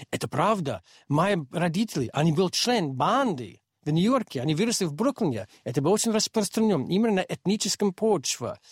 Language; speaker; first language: Russian; non-native, fluent; English